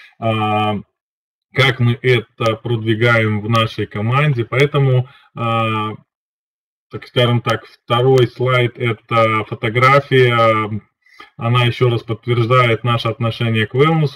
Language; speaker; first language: Russian; native; Russian